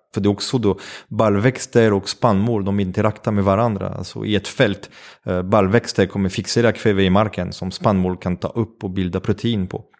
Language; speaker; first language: Swedish; non-native, fluent; French